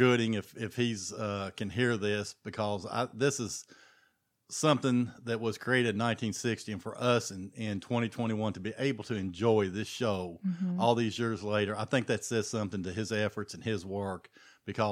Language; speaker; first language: English; native; English